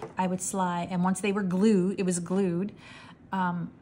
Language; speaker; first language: English; native; English